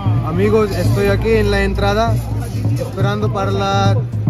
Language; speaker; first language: Spanish; non-native, learner; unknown